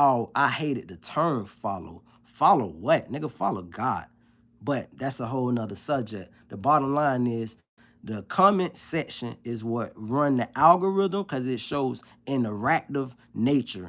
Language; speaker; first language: English; native; English